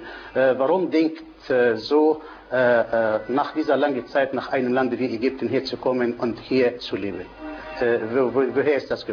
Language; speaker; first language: German; non-native, fluent; Arabic